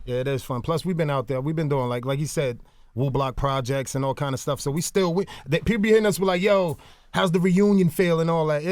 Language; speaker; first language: English; native; English